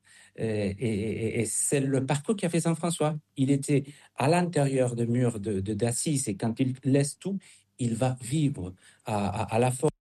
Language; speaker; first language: French; non-native, fluent; Spanish